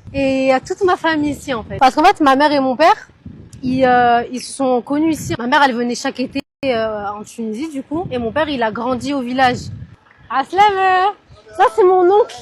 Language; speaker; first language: French; early bilingual, other home language; Arabic